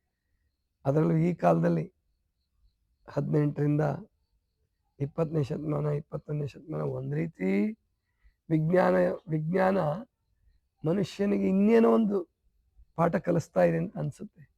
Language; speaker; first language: Kannada; native; Kannada